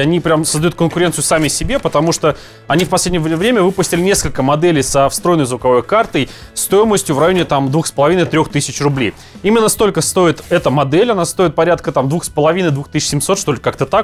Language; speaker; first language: Russian; native; Russian